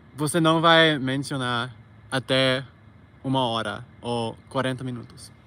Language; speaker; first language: Portuguese; non-native, learner; English